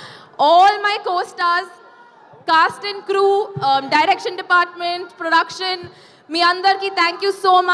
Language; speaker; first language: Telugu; non-native, learner; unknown